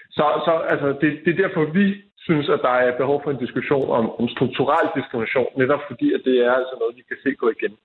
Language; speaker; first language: Danish; native; Danish